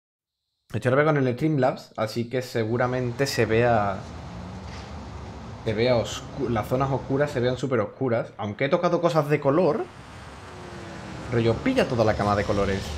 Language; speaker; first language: Spanish; native; Spanish